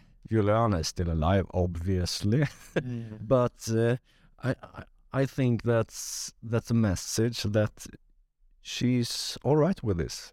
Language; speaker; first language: English; non-native, fluent; Swedish